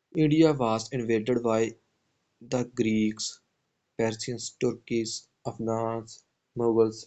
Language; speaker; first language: English; non-native, local second language; Punjabi